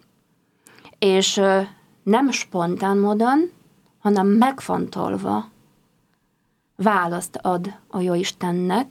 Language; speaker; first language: Hungarian; non-native, fluent; Polish